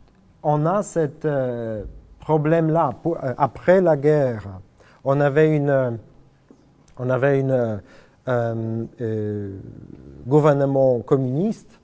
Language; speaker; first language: French; non-native, fluent; Polish